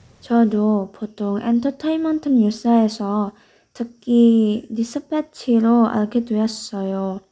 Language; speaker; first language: Korean; non-native, learner; Indonesian